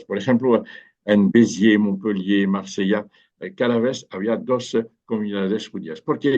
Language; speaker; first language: Spanish; non-native, fluent; French